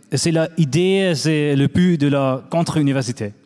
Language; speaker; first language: French; non-native, fluent; German